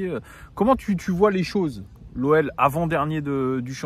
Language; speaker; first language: French; native; French